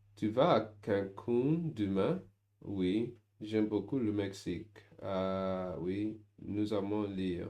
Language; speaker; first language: French; non-native, learner; English